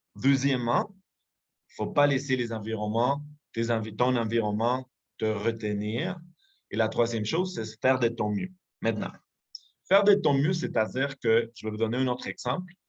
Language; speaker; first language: French; non-native, fluent; Spanish